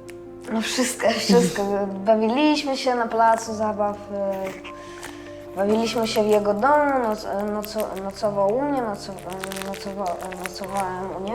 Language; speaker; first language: Polish; early bilingual, other home language; Russian